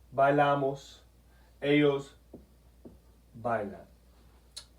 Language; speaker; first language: Spanish; non-native, fluent; English